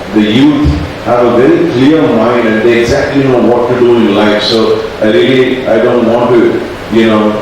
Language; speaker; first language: English; non-native, local second language; Kannada